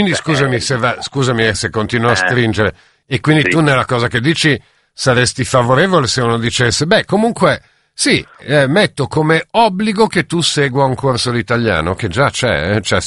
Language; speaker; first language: Italian; native; Italian